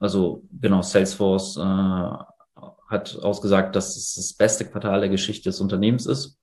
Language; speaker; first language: German; native; German